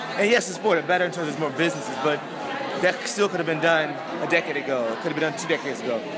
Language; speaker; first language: English; native; English